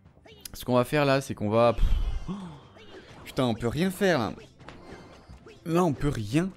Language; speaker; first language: French; native; French